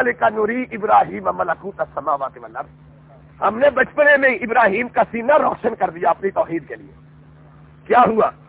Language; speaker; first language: Urdu; non-native, local second language; Punjabi